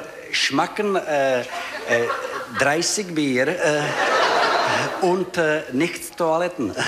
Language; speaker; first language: German; non-native, learner; Czech